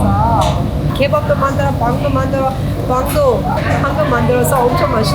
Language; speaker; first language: Korean; non-native, learner; Persian